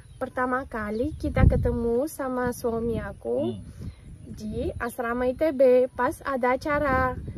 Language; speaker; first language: Indonesian; non-native, fluent; Russian